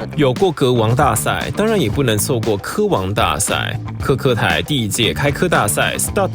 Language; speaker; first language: Chinese; native; Chinese